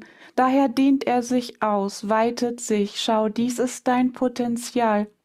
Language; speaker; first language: German; native; German